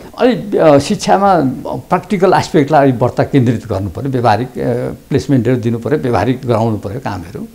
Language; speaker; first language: Nepali; native; Nepali